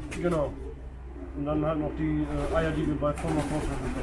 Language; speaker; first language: German; native; German